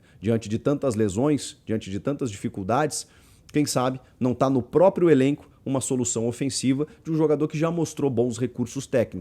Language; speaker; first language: Portuguese; native; Portuguese